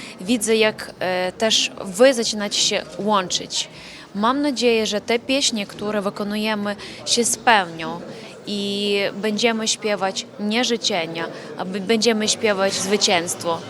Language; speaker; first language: Polish; non-native, fluent; Ukrainian